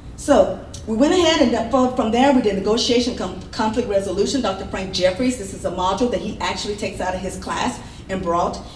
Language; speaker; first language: English; native; English